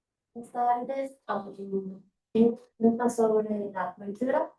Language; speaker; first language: Spanish; non-native, learner; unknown